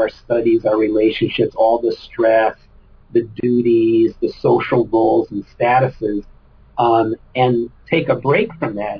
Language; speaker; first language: English; native; English